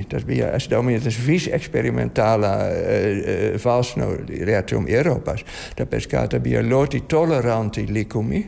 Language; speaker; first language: Latvian; non-native, learner; Dutch